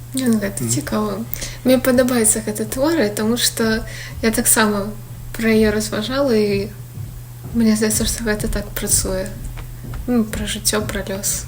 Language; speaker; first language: Belarusian; non-native, local second language; Russian